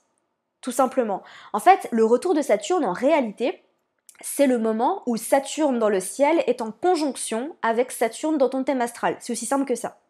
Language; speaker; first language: French; native; French